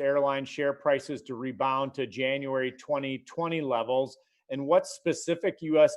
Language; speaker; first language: English; native; English